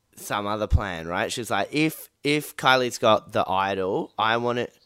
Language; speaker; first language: English; native; English